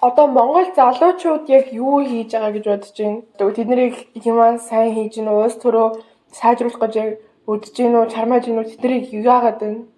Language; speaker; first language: Mongolian; early bilingual, heritage; Mongolian